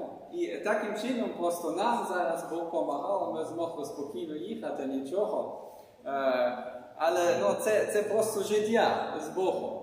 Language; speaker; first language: Ukrainian; non-native, learner; German